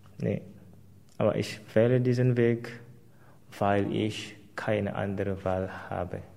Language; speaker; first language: German; non-native, fluent; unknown